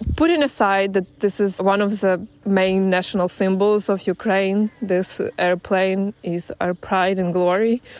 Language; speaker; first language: English; non-native, fluent; Ukrainian